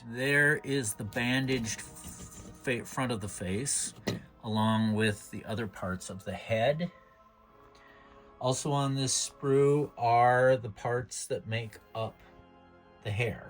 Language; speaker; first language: English; native; English